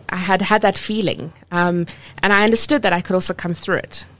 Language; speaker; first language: English; native; English